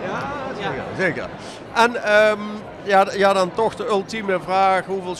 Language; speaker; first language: Dutch; native; Dutch